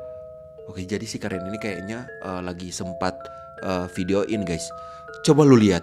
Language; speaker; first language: Indonesian; native; Indonesian